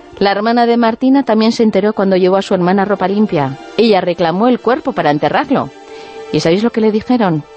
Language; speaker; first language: Spanish; native; Spanish